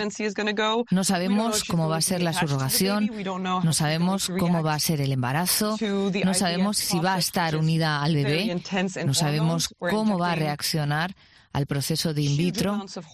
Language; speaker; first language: Spanish; non-native, fluent; French